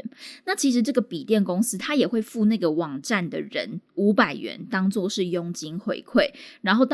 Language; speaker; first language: Chinese; native; Chinese